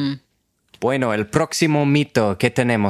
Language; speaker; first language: Spanish; non-native, fluent; English